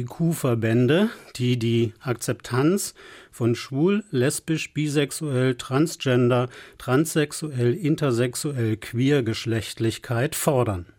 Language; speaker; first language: German; native; German